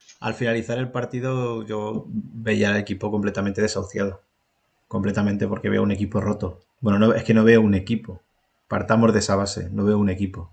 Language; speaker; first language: Spanish; native; Spanish